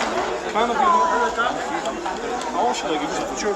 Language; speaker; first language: Arabic; non-native, learner; Tajik